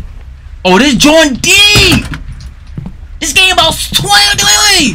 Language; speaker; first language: English; native; English